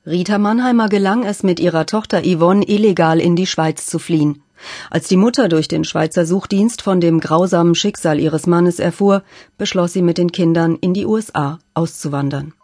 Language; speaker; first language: German; native; German